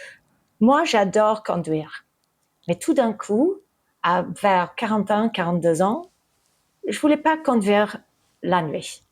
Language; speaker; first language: French; early bilingual, heritage; English